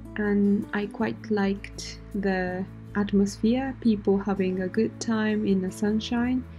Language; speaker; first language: English; non-native, fluent; Japanese